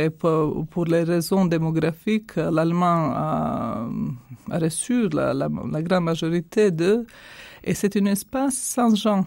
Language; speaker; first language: French; non-native, fluent; Croatian